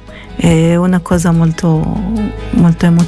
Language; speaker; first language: Italian; non-native, fluent; Hebrew